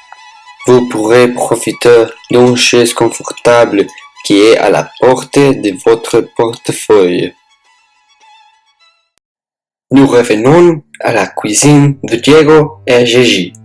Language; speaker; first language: French; non-native, learner; Spanish